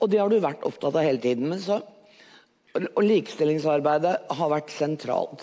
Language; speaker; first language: Norwegian; native; Norwegian